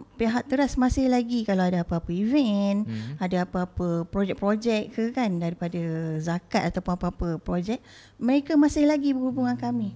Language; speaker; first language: Malay; native; Malay